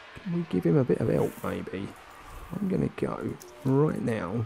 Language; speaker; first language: English; native; English